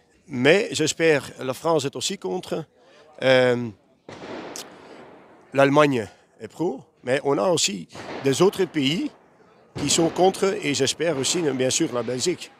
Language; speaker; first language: French; non-native, local second language; Dutch